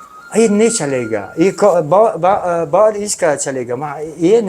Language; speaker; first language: Hindi; non-native, learner; Italian